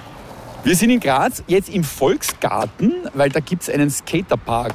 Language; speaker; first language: German; native; German